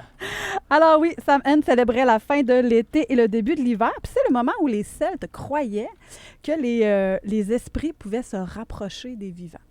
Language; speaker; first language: French; native; French